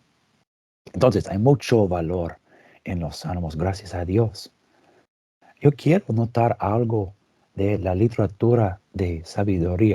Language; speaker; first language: Spanish; non-native, fluent; English